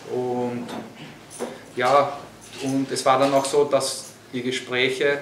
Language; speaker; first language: German; native; German